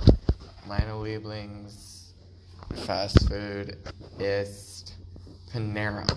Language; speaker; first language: German; non-native, learner; English